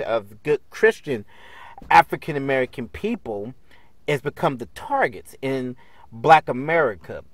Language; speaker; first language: English; native; English